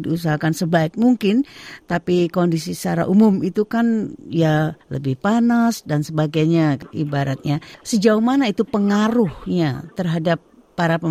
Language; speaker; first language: Indonesian; native; Indonesian